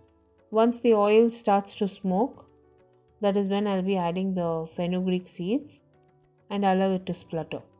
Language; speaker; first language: English; non-native, local second language; Tamil